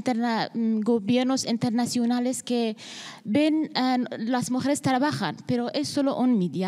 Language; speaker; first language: Spanish; non-native, learner; Persian